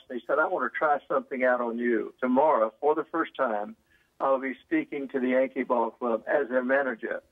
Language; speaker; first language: English; native; English